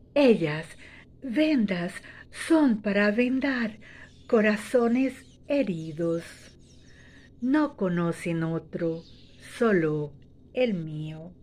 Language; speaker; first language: Spanish; native; Spanish